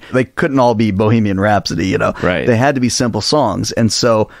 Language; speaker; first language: English; native; English